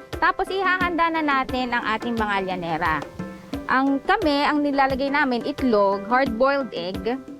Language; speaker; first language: Filipino; native; Filipino